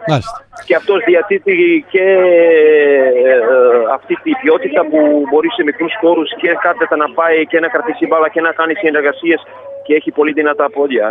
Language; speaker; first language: Greek; non-native, fluent; Serbian